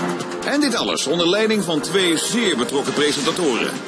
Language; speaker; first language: Dutch; native; Dutch